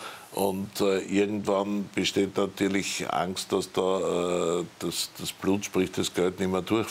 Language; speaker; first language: German; native; German